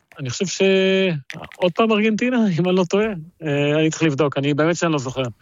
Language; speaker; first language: Hebrew; early bilingual, other home language; Spanish